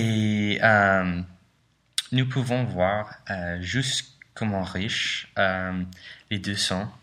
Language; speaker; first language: French; non-native, learner; English